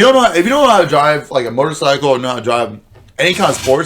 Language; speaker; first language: English; native; English